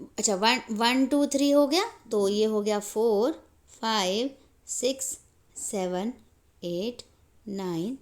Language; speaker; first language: Hindi; native; Hindi